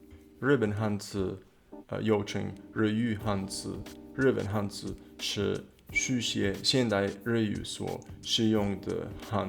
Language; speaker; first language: Chinese; non-native, fluent; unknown